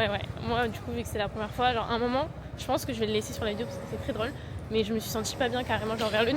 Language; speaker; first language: French; native; French